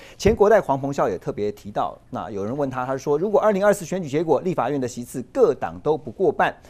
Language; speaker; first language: Chinese; native; Chinese